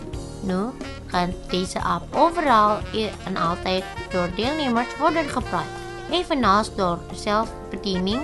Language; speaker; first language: Dutch; non-native, fluent; Indonesian